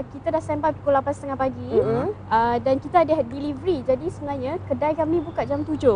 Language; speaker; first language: Malay; native; Malay